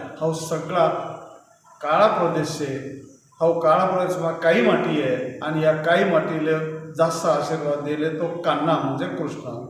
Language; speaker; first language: Marathi; native; Marathi